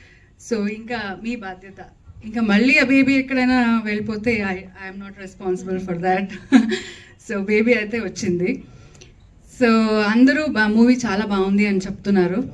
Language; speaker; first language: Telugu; non-native, learner; Kannada